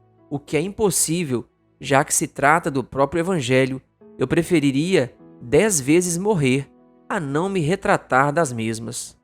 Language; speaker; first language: Portuguese; native; Portuguese